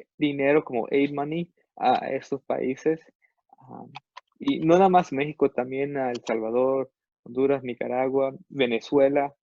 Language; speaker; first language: Spanish; non-native, fluent; English